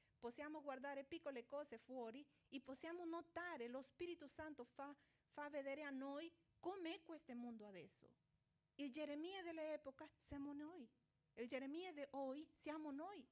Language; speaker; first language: Italian; non-native, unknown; Portuguese